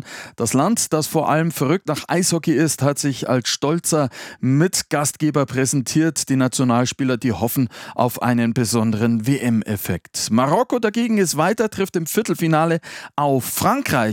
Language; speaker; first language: German; native; German